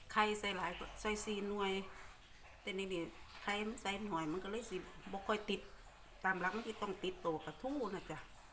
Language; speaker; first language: Thai; native; Thai